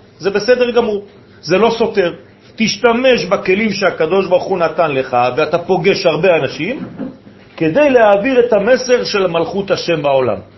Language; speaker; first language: Hebrew; non-native, fluent; French